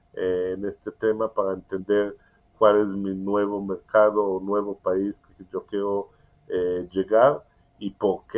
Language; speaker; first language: Spanish; non-native, learner; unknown